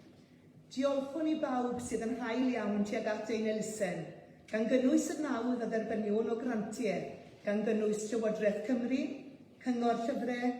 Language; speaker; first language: Welsh; native; Welsh